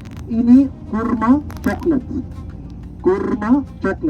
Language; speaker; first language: Indonesian; non-native, fluent; Arabic